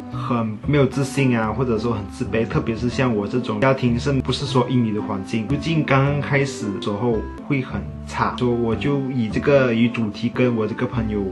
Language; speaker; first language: Chinese; early bilingual, heritage; Chinese